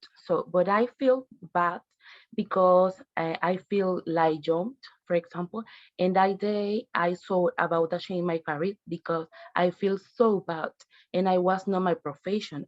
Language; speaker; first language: English; non-native, learner; Spanish